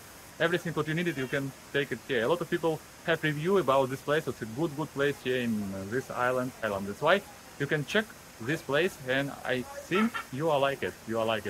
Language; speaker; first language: English; non-native, learner; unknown